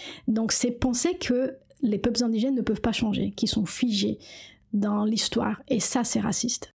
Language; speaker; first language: French; non-native, fluent; Portuguese